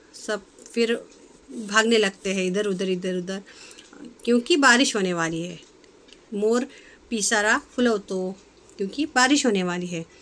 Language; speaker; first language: Hindi; non-native, local second language; Marathi